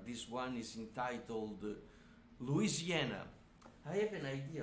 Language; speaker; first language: English; non-native, fluent; Italian